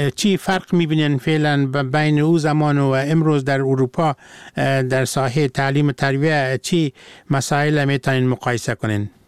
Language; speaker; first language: Persian; native; Persian